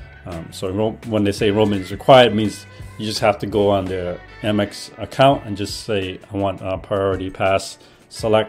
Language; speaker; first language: English; native; English